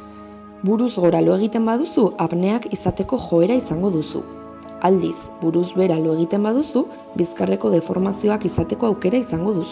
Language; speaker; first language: Basque; native; Basque